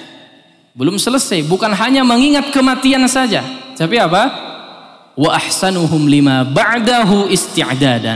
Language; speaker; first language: Indonesian; native; Indonesian